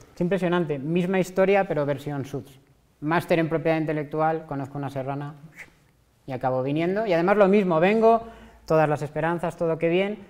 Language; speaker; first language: Spanish; native; Spanish